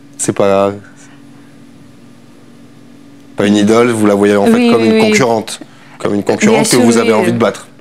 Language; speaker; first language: French; native; French